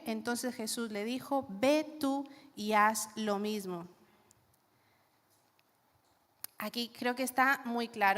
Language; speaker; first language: Spanish; native; Spanish